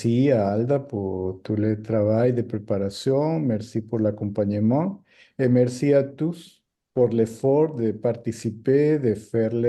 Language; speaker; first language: French; non-native, fluent; Spanish